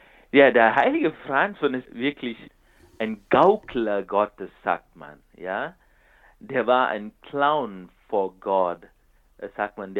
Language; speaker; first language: German; non-native, fluent; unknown